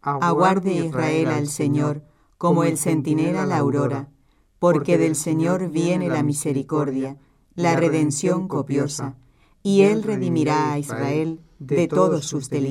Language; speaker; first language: Spanish; native; Spanish